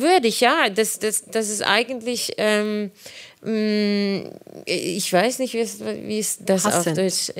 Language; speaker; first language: German; non-native, fluent; Spanish